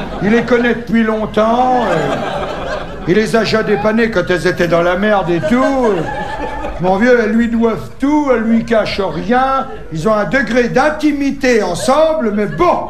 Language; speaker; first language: French; native; French